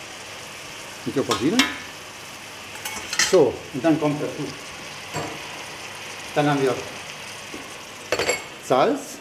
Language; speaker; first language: German; non-native, fluent; Arabic